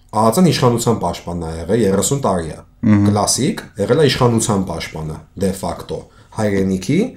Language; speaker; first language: Armenian; early bilingual, heritage; Armenian